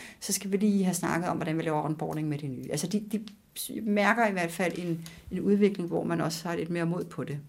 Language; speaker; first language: Danish; native; Danish